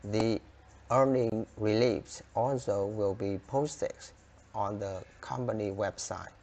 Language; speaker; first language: English; non-native, learner; Vietnamese